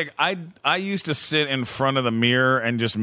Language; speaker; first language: English; native; English